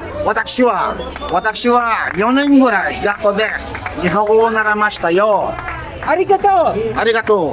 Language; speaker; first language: Japanese; non-native, learner; Portuguese